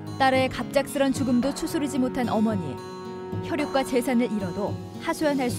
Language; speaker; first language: Korean; native; Korean